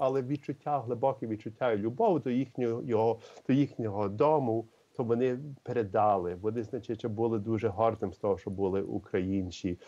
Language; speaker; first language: Ukrainian; early bilingual, heritage; Ukrainian